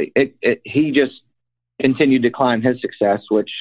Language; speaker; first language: English; native; English